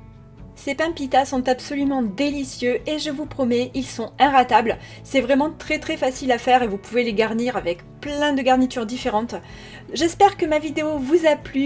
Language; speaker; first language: French; native; French